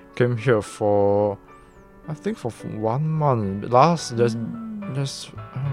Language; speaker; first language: English; non-native, local second language; Min Nan Chinese